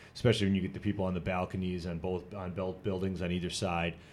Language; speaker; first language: English; native; English